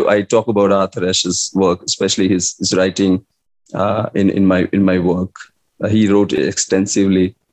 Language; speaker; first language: English; non-native, local second language; Hindi